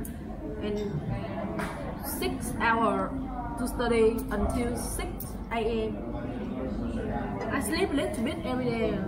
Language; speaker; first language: English; non-native, learner; Vietnamese